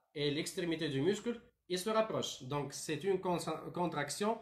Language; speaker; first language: French; non-native, local second language; Arabic